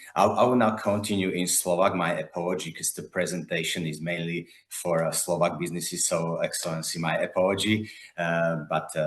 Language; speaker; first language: English; non-native, fluent; Slovak